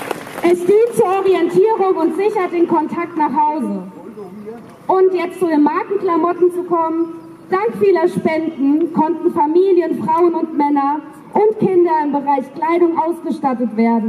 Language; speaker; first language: German; native; German